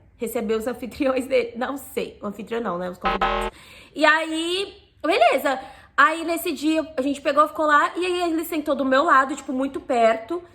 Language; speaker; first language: Portuguese; native; Portuguese